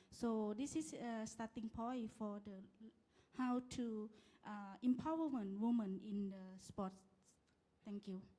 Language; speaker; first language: English; non-native, learner; Lao